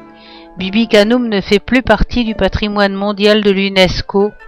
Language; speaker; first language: French; native; French